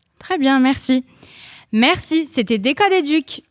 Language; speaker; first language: French; native; French